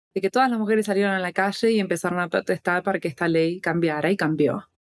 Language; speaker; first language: Spanish; native; Spanish